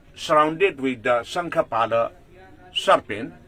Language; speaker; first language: English; non-native, local second language; Nepali